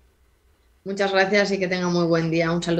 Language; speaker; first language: Spanish; native; Spanish